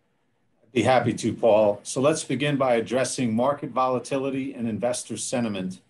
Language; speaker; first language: English; native; English